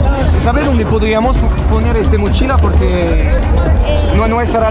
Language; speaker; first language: Spanish; non-native, learner; French